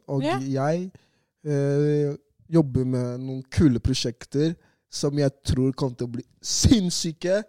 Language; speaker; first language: Norwegian; early bilingual, other home language; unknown